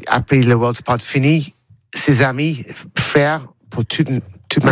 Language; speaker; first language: French; non-native, learner; English